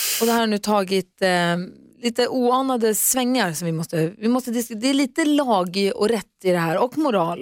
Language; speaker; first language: Swedish; native; Swedish